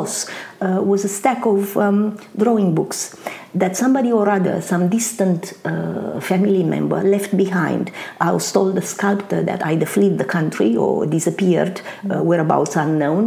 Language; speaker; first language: English; non-native, fluent; Romanian